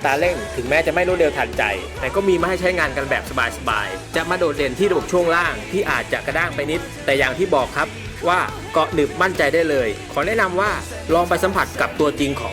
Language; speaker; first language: Thai; native; Thai